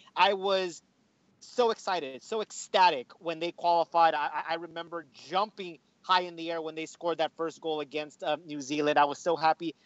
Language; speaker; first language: English; early bilingual, other home language; Spanish